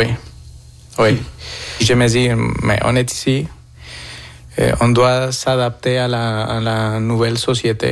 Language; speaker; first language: French; non-native, fluent; Spanish